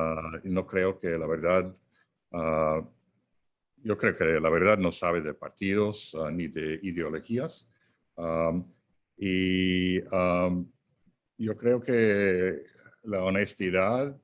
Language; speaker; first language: Spanish; non-native, fluent; English